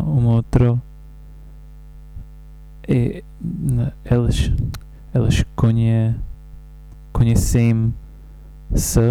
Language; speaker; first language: Portuguese; non-native, learner; English